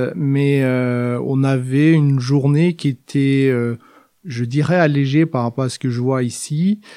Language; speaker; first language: French; non-native, fluent; Norwegian